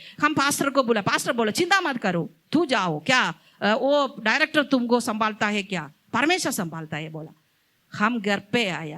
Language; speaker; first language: Hindi; non-native, local second language; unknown